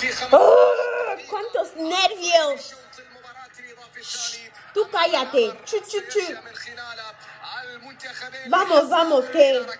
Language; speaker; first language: Spanish; non-native, local second language; Fang